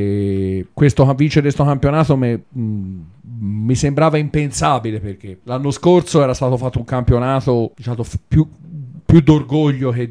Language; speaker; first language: Italian; native; Italian